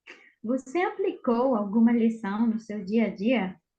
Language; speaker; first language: Portuguese; non-native, fluent; Spanish